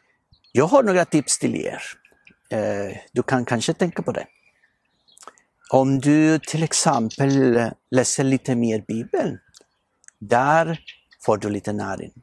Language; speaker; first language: Swedish; non-native, fluent; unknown